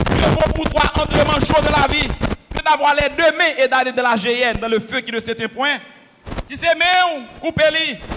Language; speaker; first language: French; non-native, local second language; Haitian Creole